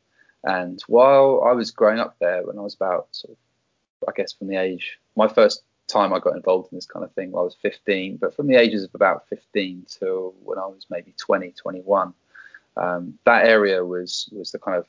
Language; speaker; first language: English; native; English